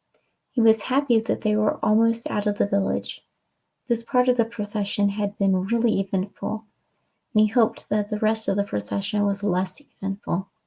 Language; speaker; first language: English; native; English